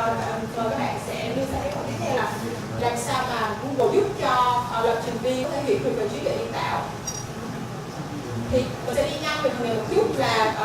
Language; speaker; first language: Vietnamese; native; Vietnamese